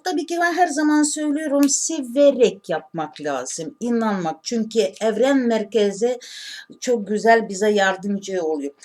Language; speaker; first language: Turkish; non-native, learner; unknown